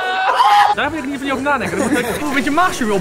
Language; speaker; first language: Dutch; native; Dutch